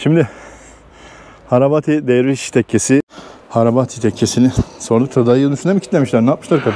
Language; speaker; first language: Turkish; native; Turkish